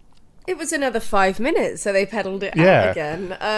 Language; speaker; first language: English; native; English